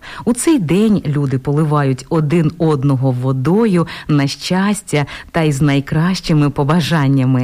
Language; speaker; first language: Ukrainian; native; Ukrainian